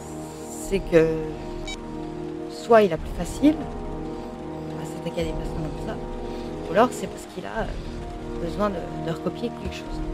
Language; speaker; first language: French; native; French